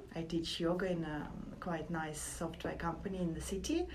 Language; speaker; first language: English; non-native, fluent; Latvian